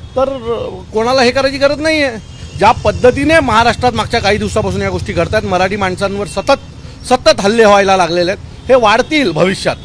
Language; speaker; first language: Marathi; native; Marathi